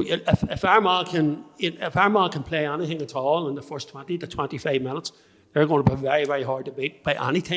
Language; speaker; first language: English; native; English